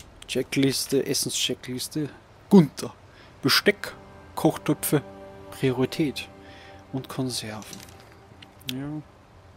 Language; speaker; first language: German; native; German